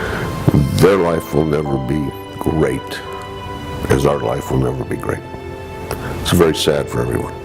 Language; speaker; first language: English; native; English